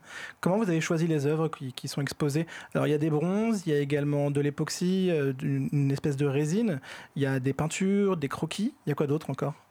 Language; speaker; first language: French; native; French